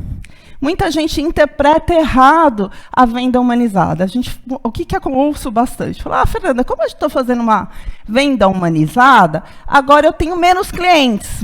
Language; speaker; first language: Portuguese; native; Portuguese